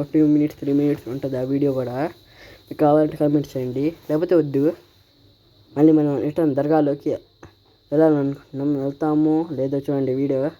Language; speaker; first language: Telugu; non-native, local second language; Urdu